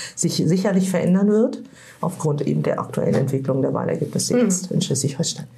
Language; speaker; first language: German; native; German